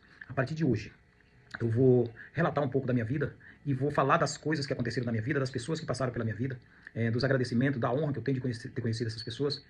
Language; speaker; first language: Portuguese; native; Portuguese